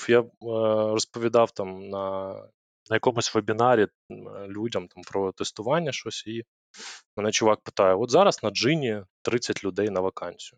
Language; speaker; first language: Ukrainian; native; Ukrainian